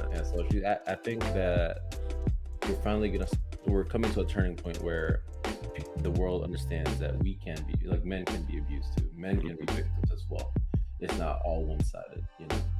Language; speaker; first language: English; native; English